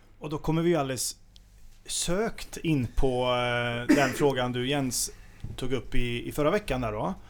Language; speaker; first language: Swedish; native; Swedish